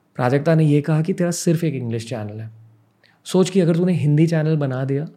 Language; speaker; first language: Hindi; non-native, local second language; English